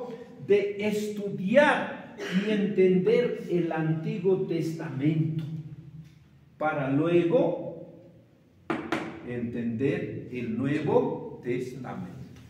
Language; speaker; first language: Spanish; non-native, local second language; Quechua